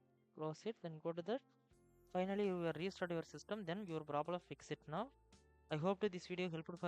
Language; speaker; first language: English; non-native, learner; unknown